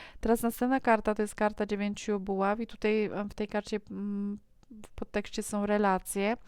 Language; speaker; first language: Polish; native; Polish